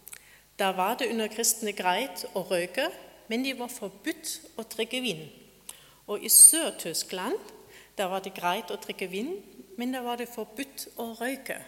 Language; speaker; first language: Norwegian; non-native, fluent; German